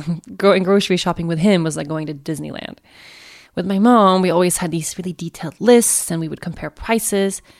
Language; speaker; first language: English; non-native, fluent; Swedish